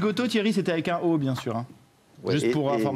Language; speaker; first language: French; native; French